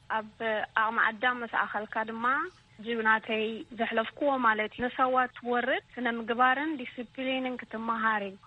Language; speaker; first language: Tigrinya; native; Tigrinya